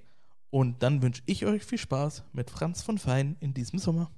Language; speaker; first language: German; native; German